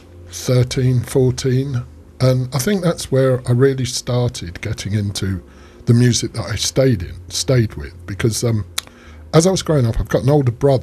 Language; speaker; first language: English; native; English